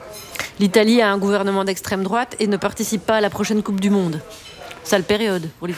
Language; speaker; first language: French; native; French